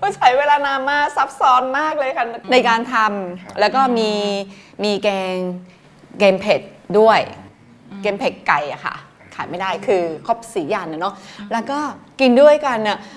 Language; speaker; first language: Thai; non-native, fluent; Japanese